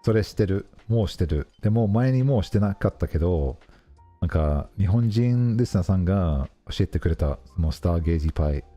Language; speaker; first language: Japanese; non-native, learner; English